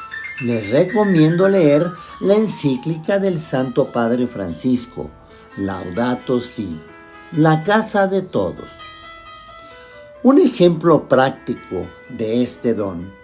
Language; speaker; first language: Spanish; native; Spanish